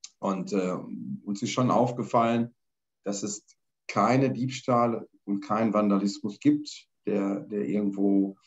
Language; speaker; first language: German; native; German